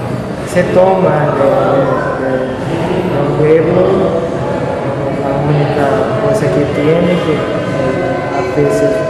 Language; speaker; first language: Spanish; non-native, learner; Portuguese